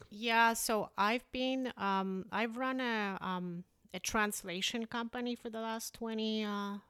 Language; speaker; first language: English; early bilingual, other home language; Polish